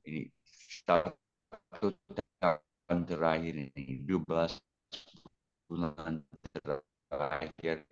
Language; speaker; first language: Indonesian; non-native, fluent; English